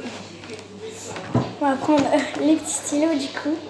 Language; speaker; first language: French; early bilingual, other home language; Arabic